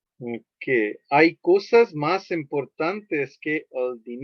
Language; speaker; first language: Spanish; non-native, fluent; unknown